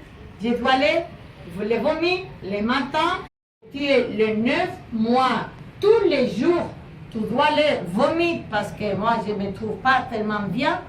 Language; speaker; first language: French; non-native, learner; Spanish